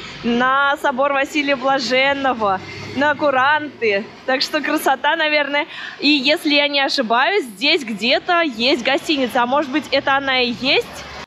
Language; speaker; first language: Russian; native; Russian